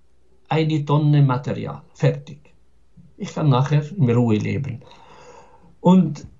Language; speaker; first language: German; non-native, fluent; Arabic